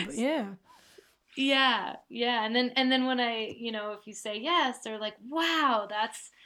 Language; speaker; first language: English; native; English